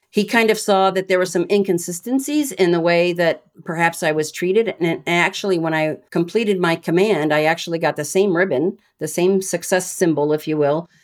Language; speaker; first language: English; native; English